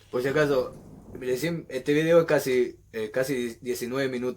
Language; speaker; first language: Spanish; early bilingual, heritage; Spanish